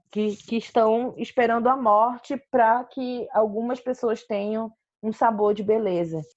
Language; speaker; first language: Portuguese; native; Portuguese